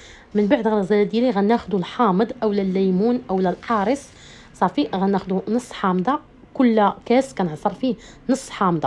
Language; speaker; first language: Arabic; native; Arabic